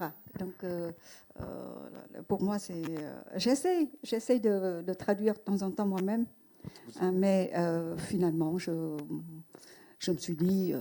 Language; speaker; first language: French; non-native, fluent; Vietnamese